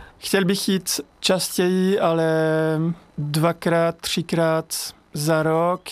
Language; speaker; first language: Czech; non-native, fluent; French